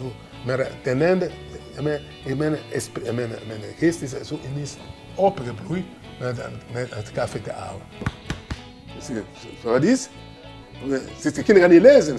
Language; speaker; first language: Dutch; non-native, learner; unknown